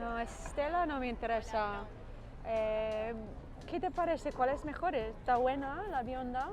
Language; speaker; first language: Spanish; non-native, learner; English